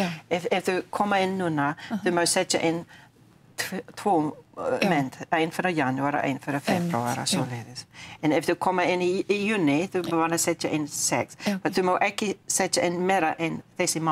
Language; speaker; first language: Icelandic; non-native, learner; English